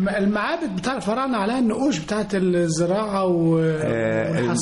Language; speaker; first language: Arabic; native; Arabic